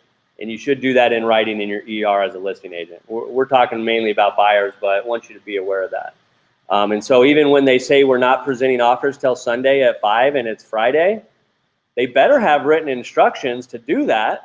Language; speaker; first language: English; native; English